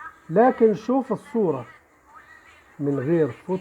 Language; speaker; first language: Arabic; native; Arabic